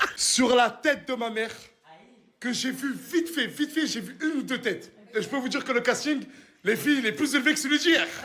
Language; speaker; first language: French; native; French